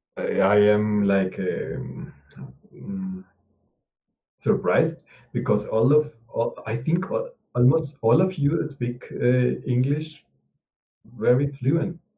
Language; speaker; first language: English; non-native, learner; Spanish